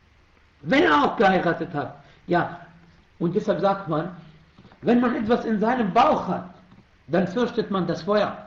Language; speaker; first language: German; non-native, fluent; Arabic